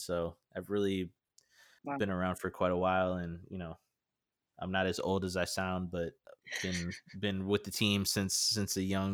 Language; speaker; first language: English; native; English